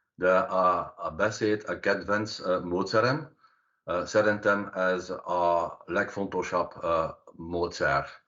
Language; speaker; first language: Hungarian; non-native, learner; Dutch